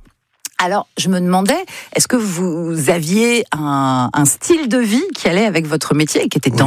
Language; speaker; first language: French; native; French